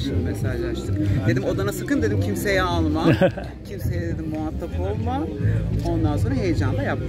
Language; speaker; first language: Turkish; native; Turkish